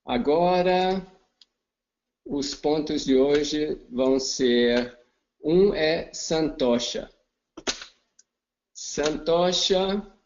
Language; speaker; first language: Portuguese; non-native, fluent; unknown